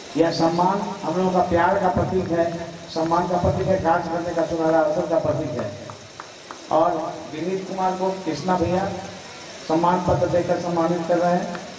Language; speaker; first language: Hindi; native; Hindi